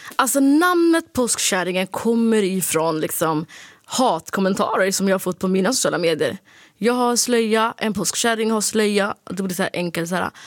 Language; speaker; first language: Swedish; early bilingual, other home language; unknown